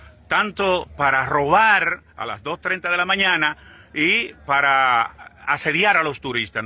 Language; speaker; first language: Spanish; native; Spanish